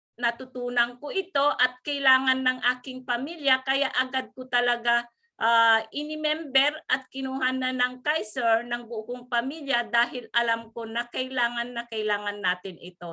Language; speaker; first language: Filipino; non-native, local second language; Iloko